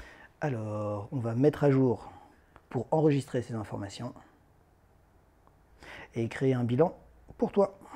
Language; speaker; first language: French; native; French